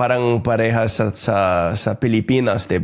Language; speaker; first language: Filipino; non-native, fluent; English